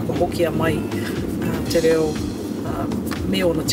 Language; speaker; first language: Māori; non-native, local second language; English